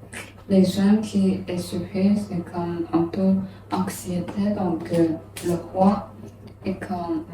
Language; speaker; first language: French; non-native, learner; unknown